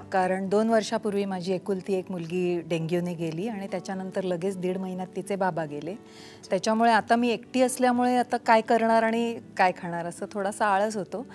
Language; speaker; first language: Marathi; native; Marathi